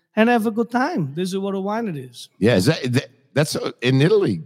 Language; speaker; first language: English; non-native, fluent; Italian